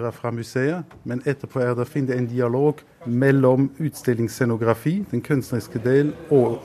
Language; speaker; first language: Norwegian; non-native, fluent; German